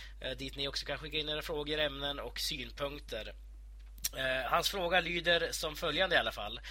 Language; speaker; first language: Swedish; native; Swedish